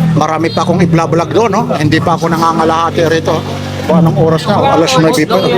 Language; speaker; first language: Filipino; non-native, local second language; Waray